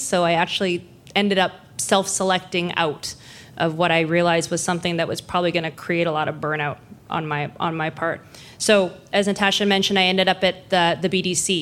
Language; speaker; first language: English; native; English